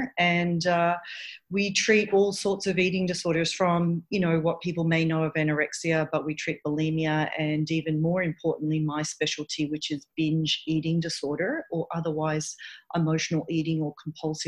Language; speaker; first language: English; native; English